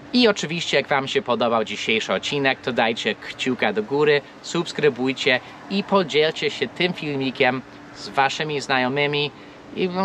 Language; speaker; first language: Polish; non-native, fluent; English